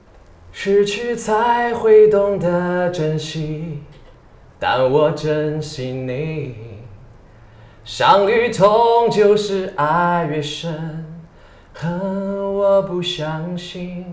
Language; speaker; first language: Chinese; native; Chinese